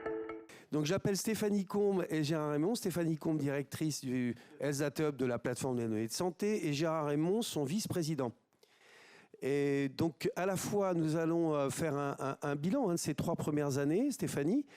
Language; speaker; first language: French; native; French